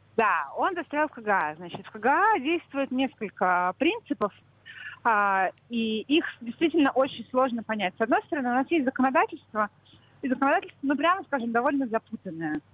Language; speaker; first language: Russian; native; Russian